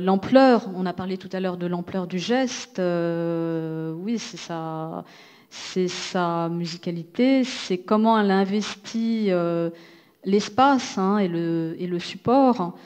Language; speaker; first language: French; native; French